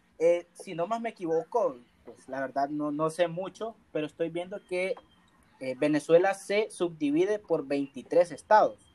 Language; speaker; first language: Spanish; native; Spanish